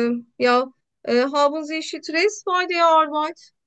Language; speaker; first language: German; non-native, learner; Turkish